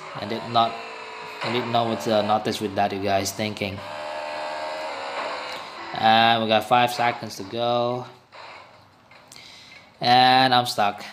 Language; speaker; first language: English; non-native, learner; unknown